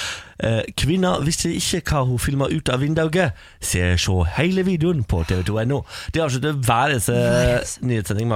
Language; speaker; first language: Norwegian; native; Norwegian